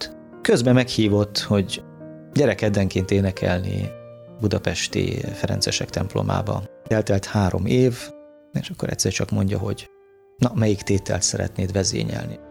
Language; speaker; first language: Hungarian; native; Hungarian